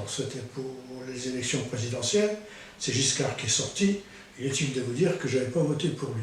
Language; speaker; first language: French; native; French